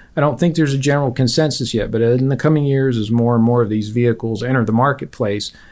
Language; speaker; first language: English; native; English